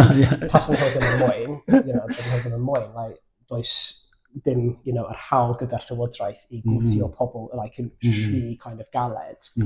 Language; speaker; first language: Welsh; non-native, fluent; English